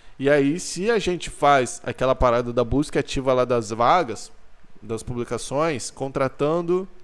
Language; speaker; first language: Portuguese; native; Portuguese